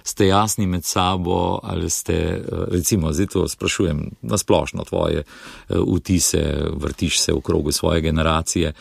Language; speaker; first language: Slovenian; native; Slovenian